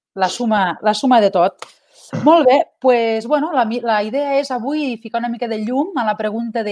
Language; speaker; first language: Catalan; native; Catalan